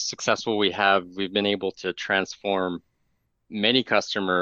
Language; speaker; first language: English; non-native, fluent; French